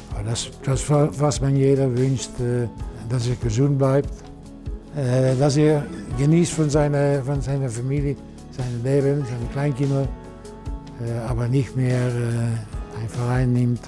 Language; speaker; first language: German; non-native, learner; Dutch